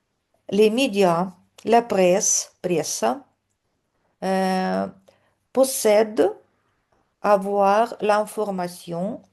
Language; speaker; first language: French; non-native, fluent; Russian